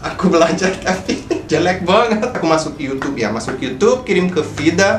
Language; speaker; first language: Indonesian; non-native, fluent; Portuguese